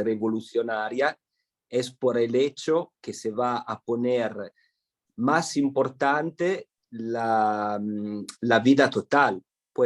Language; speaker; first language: Spanish; non-native, fluent; Italian